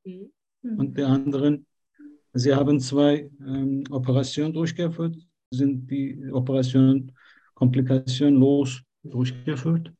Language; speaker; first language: German; non-native, learner; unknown